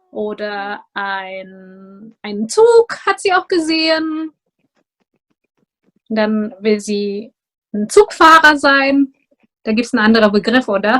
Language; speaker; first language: German; non-native, fluent; Indonesian